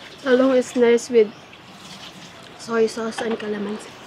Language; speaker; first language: English; non-native, learner; Cebuano